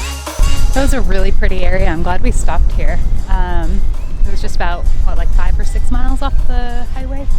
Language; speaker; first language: English; native; English